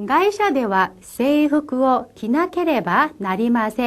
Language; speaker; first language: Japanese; non-native, fluent; Korean